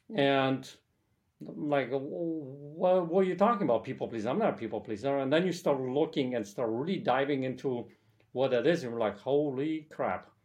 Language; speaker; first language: English; early bilingual, other home language; Polish